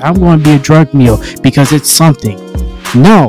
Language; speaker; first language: English; native; English